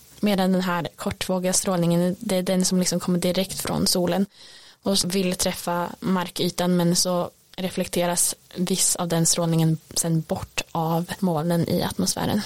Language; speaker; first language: Swedish; native; Swedish